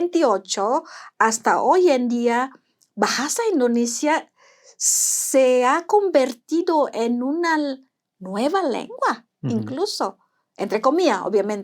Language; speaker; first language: Spanish; non-native, fluent; Indonesian